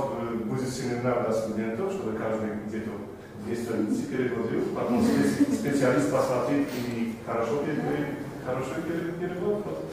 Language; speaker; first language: Russian; non-native, fluent; Polish